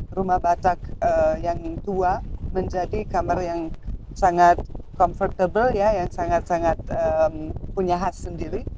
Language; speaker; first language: Indonesian; non-native, fluent; German